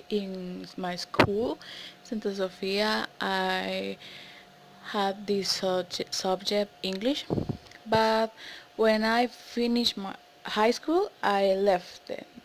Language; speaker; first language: English; non-native, learner; Spanish